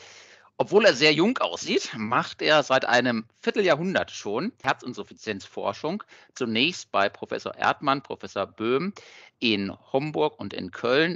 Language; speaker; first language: German; native; German